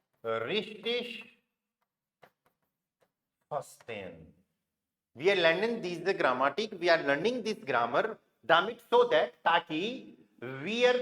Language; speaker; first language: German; non-native, fluent; Hindi